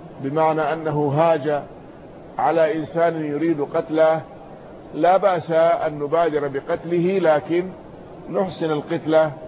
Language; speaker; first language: Arabic; native; Arabic